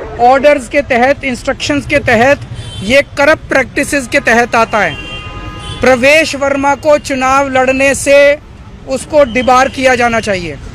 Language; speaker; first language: Hindi; native; Hindi